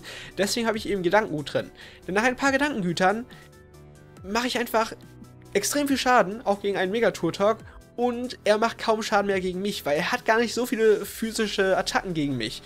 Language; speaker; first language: German; native; German